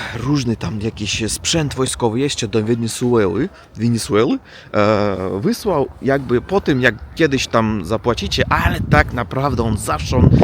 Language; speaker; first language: Polish; non-native, fluent; Russian